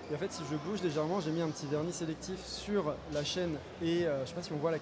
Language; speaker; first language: French; native; French